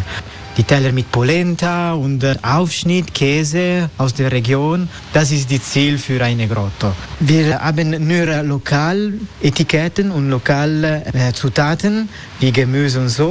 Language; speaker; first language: German; non-native, learner; Italian